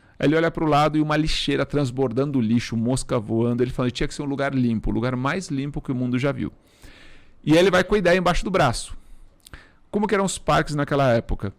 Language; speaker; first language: Portuguese; early bilingual, other home language; Spanish